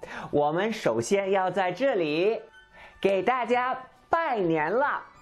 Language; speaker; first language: Chinese; non-native, fluent; English